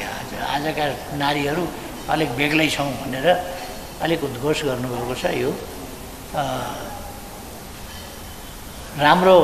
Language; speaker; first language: Nepali; native; Nepali